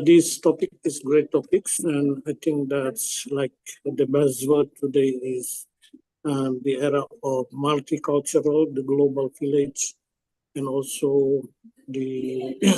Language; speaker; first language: English; non-native, fluent; Indonesian